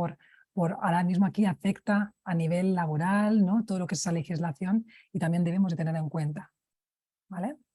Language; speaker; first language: Spanish; native; Spanish